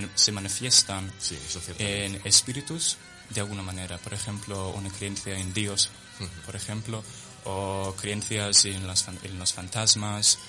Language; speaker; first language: Spanish; non-native, fluent; English